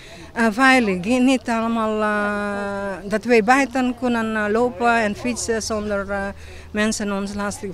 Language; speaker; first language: Dutch; non-native, fluent; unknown